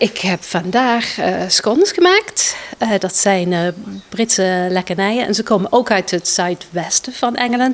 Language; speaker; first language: Dutch; non-native, fluent; English